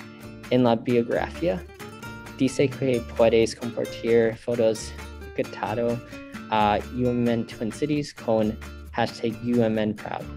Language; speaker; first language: Spanish; non-native, learner; English